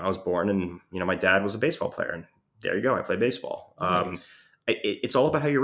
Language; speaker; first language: English; native; English